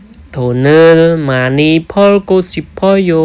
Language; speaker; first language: Korean; non-native, fluent; Khmer